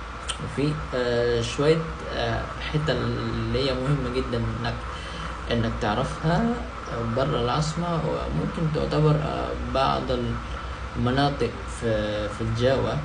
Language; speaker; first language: Arabic; non-native, fluent; Indonesian